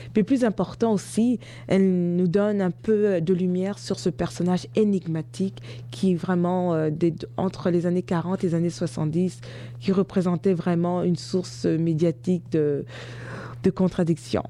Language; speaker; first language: French; native; French